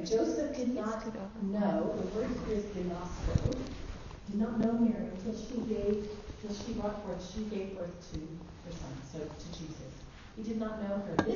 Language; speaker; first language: English; native; English